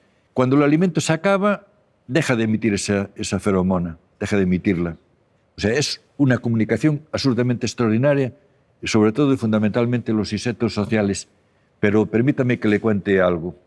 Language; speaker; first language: Spanish; native; Spanish